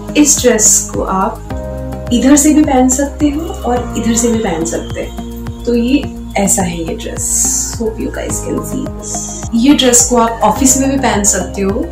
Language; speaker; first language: Hindi; non-native, local second language; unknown